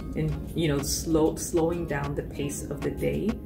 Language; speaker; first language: English; native; English